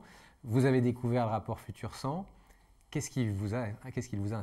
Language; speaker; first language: French; native; French